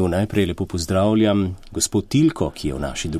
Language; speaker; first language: Slovenian; native; Slovenian